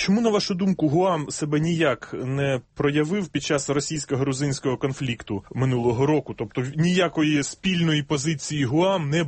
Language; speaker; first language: Ukrainian; native; Ukrainian